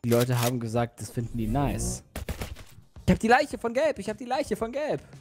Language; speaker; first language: German; native; German